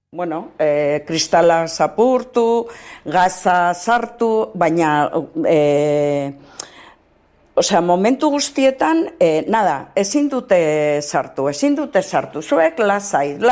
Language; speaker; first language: Basque; non-native, local second language; Spanish